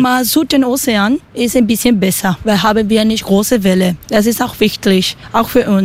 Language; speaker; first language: German; non-native, learner; Spanish